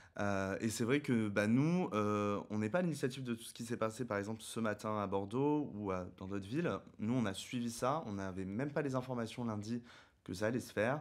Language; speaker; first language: French; native; French